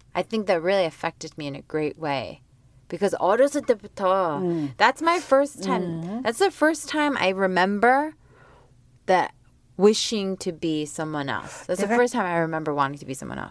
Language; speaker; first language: English; early bilingual, other home language; Korean